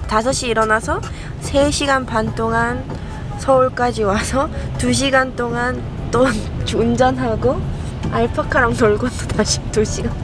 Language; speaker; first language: Korean; early bilingual, heritage; Korean